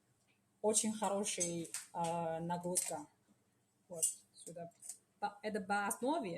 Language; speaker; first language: Russian; non-native, learner; Chinese